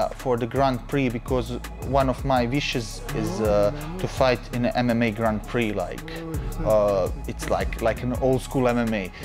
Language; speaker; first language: English; non-native, learner; Bosnian